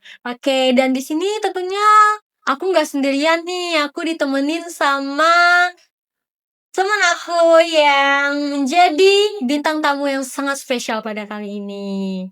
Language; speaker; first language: Indonesian; native; Indonesian